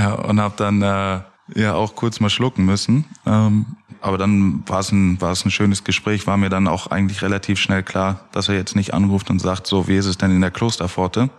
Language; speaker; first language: German; native; German